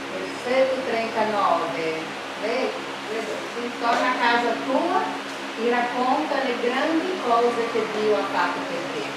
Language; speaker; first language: Italian; non-native, fluent; Portuguese